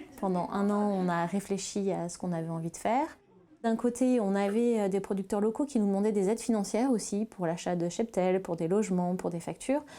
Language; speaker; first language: French; native; French